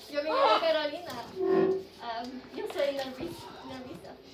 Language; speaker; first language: Spanish; non-native, learner; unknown